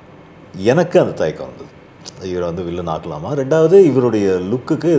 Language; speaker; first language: Tamil; native; Tamil